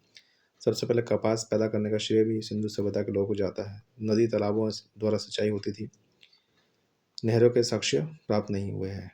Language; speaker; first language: Hindi; native; Hindi